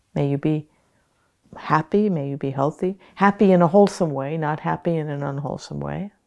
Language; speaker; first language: English; native; English